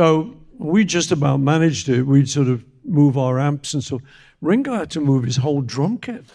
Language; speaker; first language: English; native; English